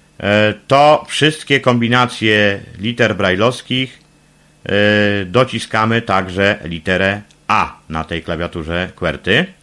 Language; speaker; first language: Polish; native; Polish